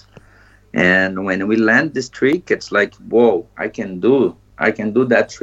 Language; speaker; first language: English; non-native, learner; Portuguese